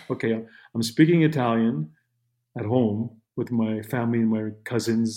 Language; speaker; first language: English; non-native, fluent; Italian